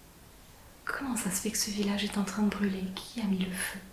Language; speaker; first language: French; native; French